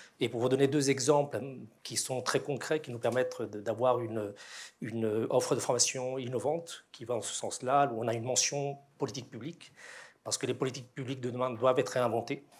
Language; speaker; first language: French; native; French